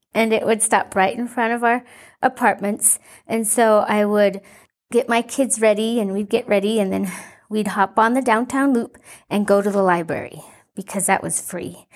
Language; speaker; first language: English; early bilingual, other home language; Spanish